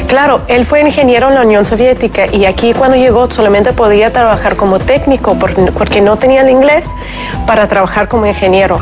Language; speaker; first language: Spanish; non-native, fluent; Russian